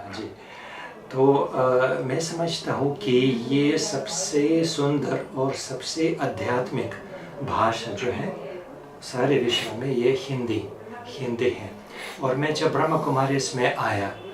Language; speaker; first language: Hindi; non-native, fluent; Russian